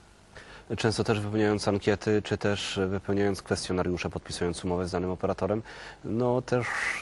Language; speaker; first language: Polish; native; Polish